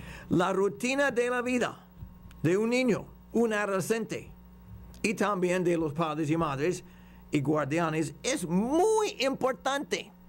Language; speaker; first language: Spanish; non-native, fluent; English